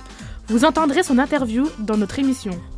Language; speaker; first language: French; native; French